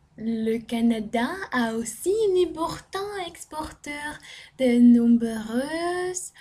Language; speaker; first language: French; non-native, learner; Norwegian